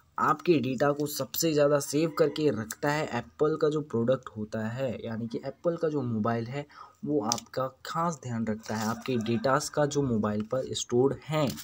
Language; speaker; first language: Hindi; native; Hindi